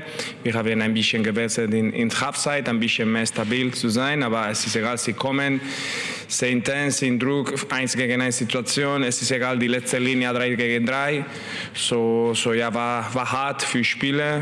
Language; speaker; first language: German; non-native, learner; Spanish